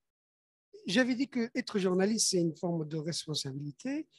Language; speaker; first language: French; non-native, fluent; Persian